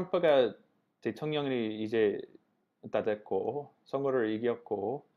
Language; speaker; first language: Korean; non-native, fluent; English